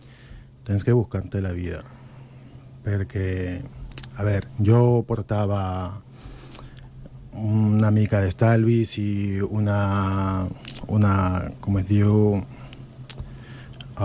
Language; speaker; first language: Catalan; non-native, learner; Spanish